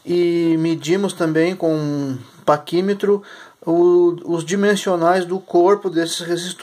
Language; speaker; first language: Portuguese; native; Portuguese